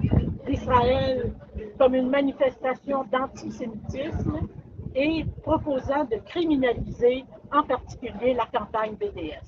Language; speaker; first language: French; native; French